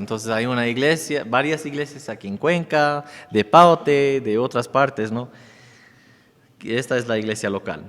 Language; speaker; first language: Spanish; non-native, fluent; English